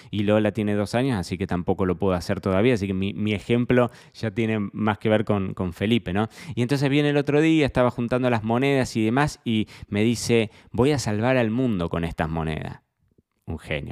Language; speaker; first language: Spanish; native; Spanish